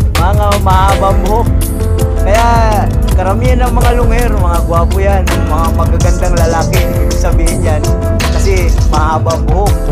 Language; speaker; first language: Filipino; non-native, local second language; Iloko